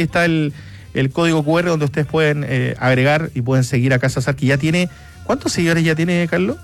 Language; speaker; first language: Spanish; native; Spanish